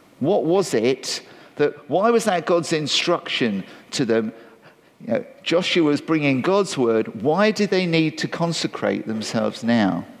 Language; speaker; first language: English; native; English